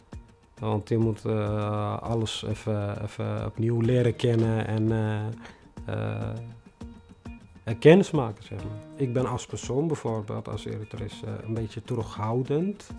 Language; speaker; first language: Dutch; non-native, fluent; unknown